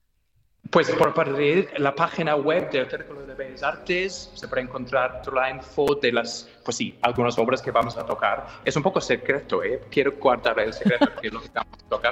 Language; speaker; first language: Spanish; non-native, fluent; English